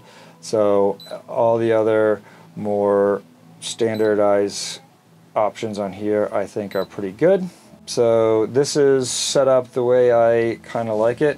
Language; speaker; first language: English; native; English